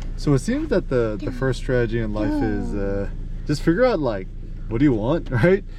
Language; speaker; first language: English; early bilingual, other home language; Korean